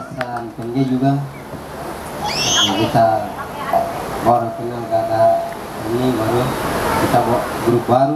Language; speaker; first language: Indonesian; non-native, local second language; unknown